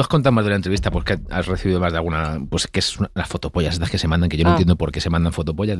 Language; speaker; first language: Spanish; native; Spanish